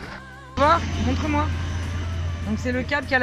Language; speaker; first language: French; native; French